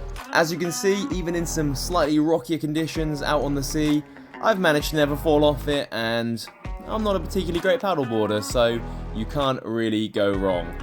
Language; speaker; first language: English; native; English